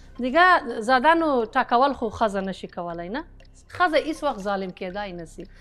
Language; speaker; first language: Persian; non-native, local second language; Pashto